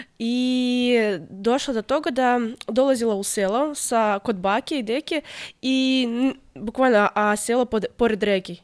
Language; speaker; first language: Serbian; non-native, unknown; Russian